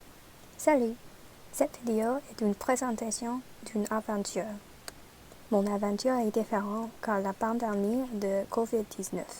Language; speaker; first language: French; non-native, learner; English